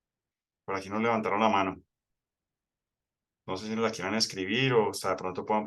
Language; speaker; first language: Spanish; native; Spanish